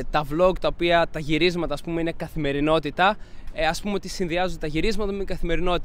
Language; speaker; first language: Greek; native; Greek